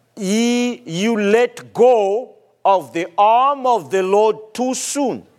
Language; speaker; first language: English; non-native, fluent; Malagasy